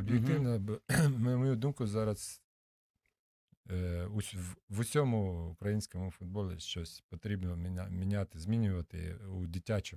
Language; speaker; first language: Ukrainian; non-native, local second language; Russian